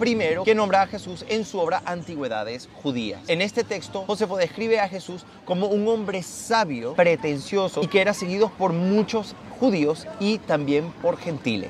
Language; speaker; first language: Spanish; native; Spanish